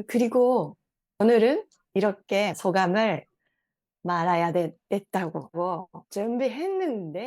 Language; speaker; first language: Korean; non-native, fluent; Japanese